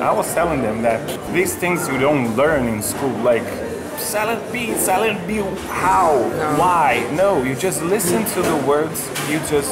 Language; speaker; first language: English; non-native, fluent; Portuguese